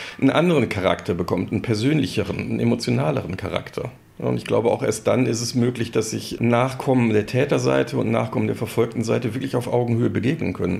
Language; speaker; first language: German; native; German